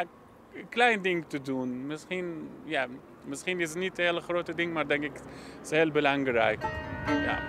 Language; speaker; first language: Dutch; non-native, learner; Arabic